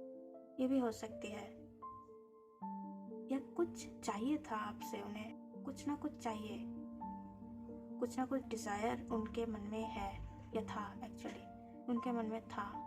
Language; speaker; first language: Hindi; native; Hindi